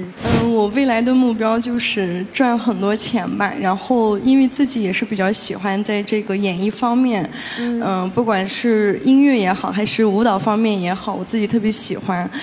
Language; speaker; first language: Chinese; non-native, local second language; Uyghur